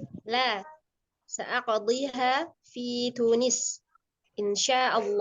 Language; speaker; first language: Arabic; non-native, learner; Indonesian